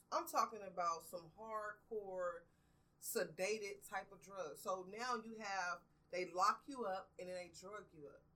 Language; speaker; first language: English; native; English